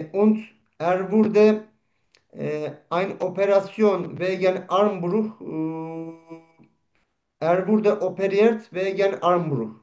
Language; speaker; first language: German; non-native, learner; Turkish